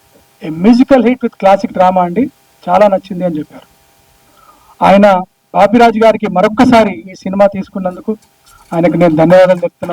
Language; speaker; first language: Telugu; native; Telugu